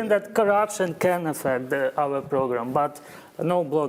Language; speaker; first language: English; non-native, fluent; Ukrainian